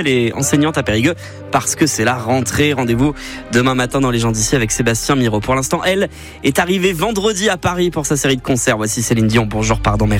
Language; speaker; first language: French; native; French